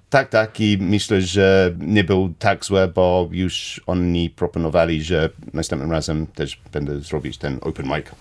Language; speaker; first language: Polish; non-native, learner; English